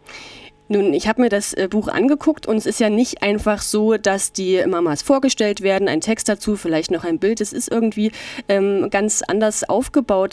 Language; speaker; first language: German; native; German